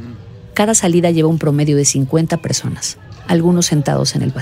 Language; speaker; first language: Spanish; native; Spanish